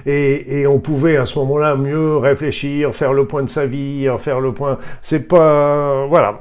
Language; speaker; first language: French; native; French